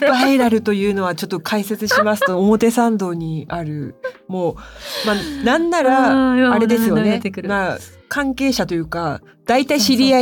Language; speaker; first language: Japanese; native; Japanese